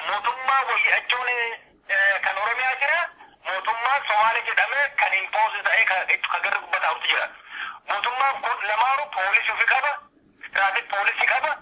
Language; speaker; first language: Oromo; native; Oromo